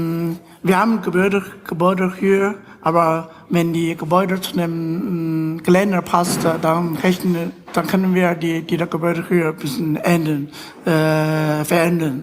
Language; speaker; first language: German; non-native, learner; Chinese